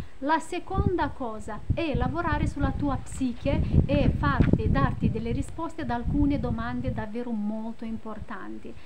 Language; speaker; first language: Italian; non-native, fluent; Romanian